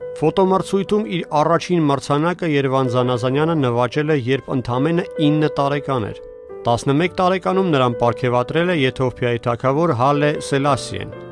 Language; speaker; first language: Armenian; native; Armenian